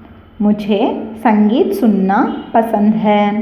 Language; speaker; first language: Hindi; non-native, learner; Tamil